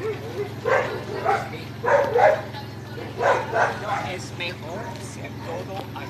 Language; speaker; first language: Spanish; non-native, fluent; English